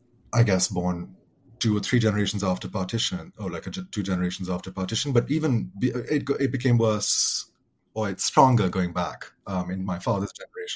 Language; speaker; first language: English; native; English